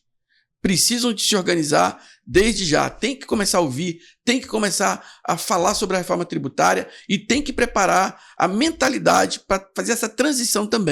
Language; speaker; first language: Portuguese; native; Portuguese